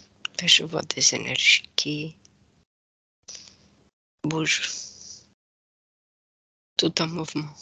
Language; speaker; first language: French; non-native, fluent; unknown